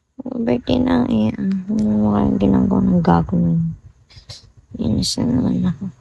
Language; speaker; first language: Filipino; non-native, local second language; Hiligaynon